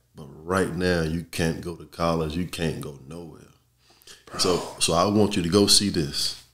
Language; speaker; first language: English; native; English